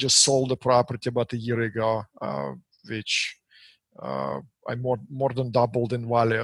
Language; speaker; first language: English; non-native, fluent; Russian